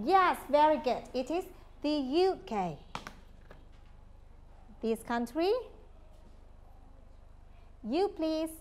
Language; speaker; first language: English; non-native, fluent; Vietnamese